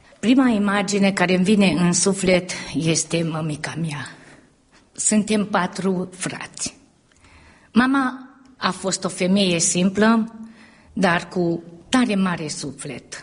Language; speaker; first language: Romanian; early bilingual, heritage; Romanian